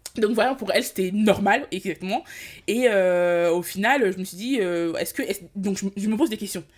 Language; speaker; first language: French; early bilingual, other home language; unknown